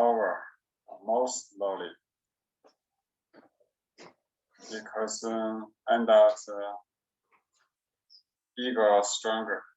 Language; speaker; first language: English; non-native, learner; Chinese